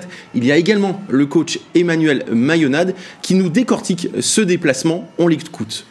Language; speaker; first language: French; native; French